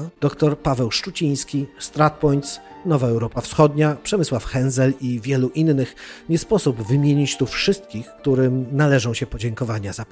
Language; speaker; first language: Polish; native; Polish